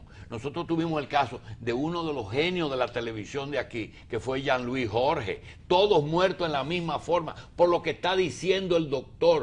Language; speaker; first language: Spanish; native; Spanish